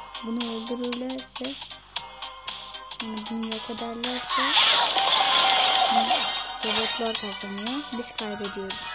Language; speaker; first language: Turkish; native; Turkish